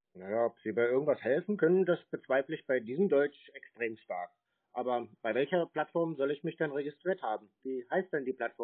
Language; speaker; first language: German; native; German